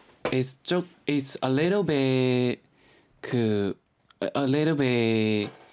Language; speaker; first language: English; non-native, learner; Chinese